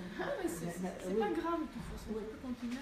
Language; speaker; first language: French; non-native, fluent; Bulgarian